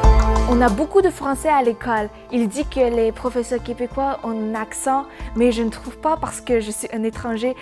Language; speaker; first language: French; non-native, learner; Chinese